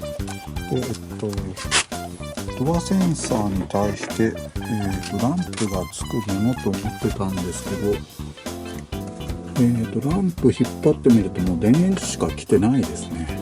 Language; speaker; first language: Japanese; native; Japanese